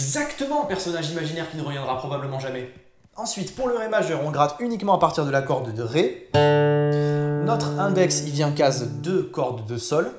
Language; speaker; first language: French; native; French